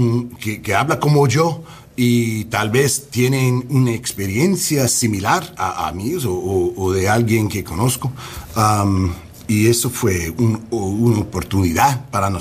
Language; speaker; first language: Spanish; non-native, learner; English